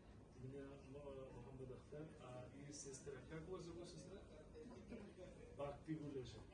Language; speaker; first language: Russian; non-native, learner; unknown